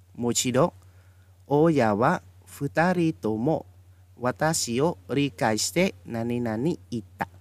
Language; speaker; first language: Japanese; non-native, fluent; Khmer